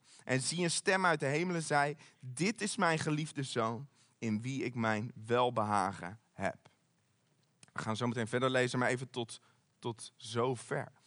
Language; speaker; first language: Dutch; native; Dutch